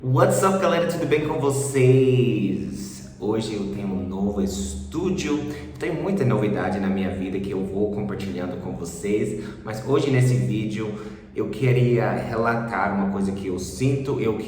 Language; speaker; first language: Portuguese; early bilingual, other home language; English